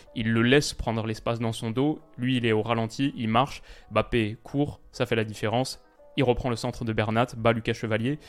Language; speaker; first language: French; native; French